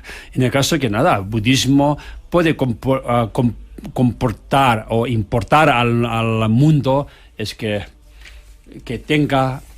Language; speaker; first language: Spanish; non-native, learner; Tibetan